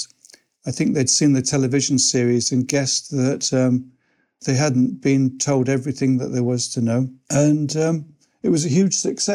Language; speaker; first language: English; native; English